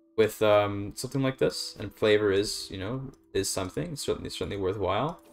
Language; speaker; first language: English; native; English